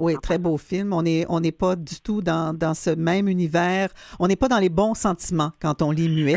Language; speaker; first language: French; native; French